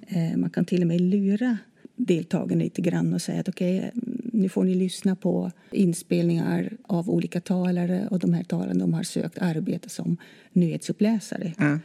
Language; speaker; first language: Swedish; non-native, fluent; Dutch